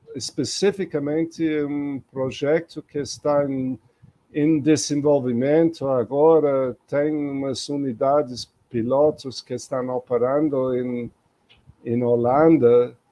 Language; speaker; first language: Portuguese; non-native, fluent; English